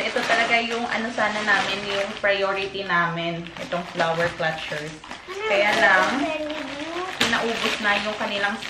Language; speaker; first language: Filipino; non-native, local second language; Hiligaynon